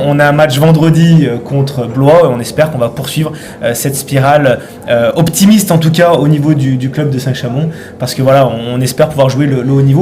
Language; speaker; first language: French; native; French